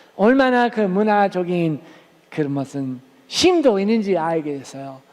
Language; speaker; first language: Korean; non-native, fluent; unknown